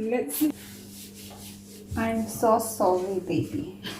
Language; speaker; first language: English; non-native, local second language; Filipino